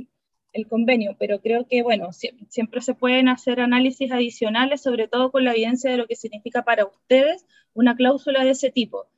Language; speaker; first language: Spanish; native; Spanish